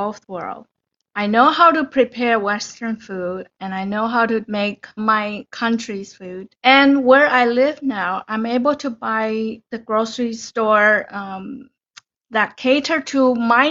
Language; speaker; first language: English; non-native, fluent; Chinese